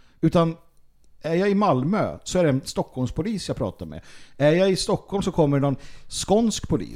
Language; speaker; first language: Swedish; native; Swedish